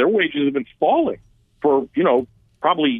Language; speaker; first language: English; early bilingual, other home language; Armenian